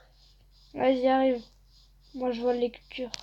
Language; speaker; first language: French; native; French